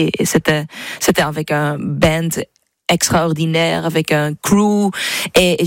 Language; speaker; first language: French; non-native, fluent; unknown